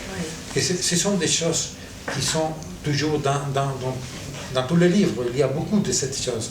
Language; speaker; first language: French; non-native, fluent; Catalan